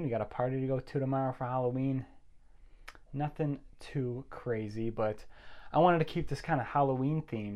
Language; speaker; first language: English; native; English